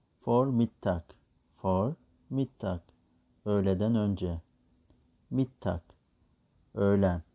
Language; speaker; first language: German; non-native, learner; Turkish